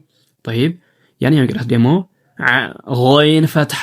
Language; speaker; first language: Arabic; non-native, fluent; Amharic